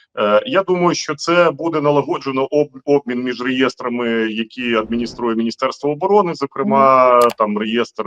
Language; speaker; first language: Ukrainian; native; Ukrainian